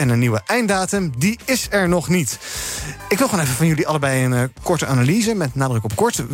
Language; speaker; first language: Dutch; native; Dutch